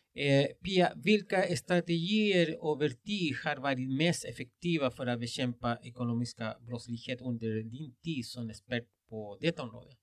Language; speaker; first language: Swedish; non-native, fluent; Spanish